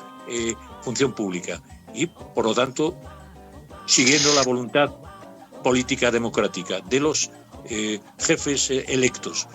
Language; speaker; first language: Spanish; native; Spanish